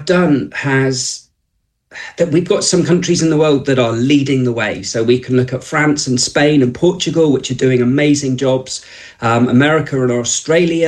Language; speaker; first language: English; native; English